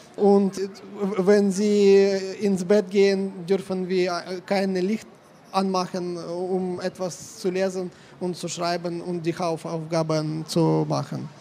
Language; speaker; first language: German; non-native, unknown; Ukrainian